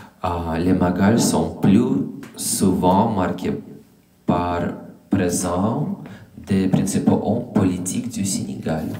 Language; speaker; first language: French; non-native, learner; English